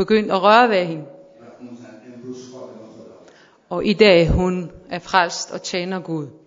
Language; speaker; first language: Danish; non-native, fluent; Persian